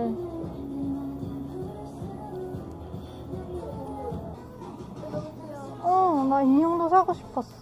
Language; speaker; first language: Korean; non-native, fluent; Cantonese